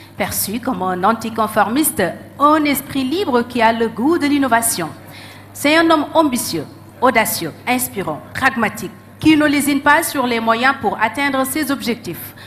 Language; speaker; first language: French; non-native, local second language; Wolof